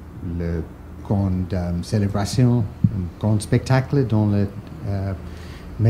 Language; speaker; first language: French; non-native, fluent; English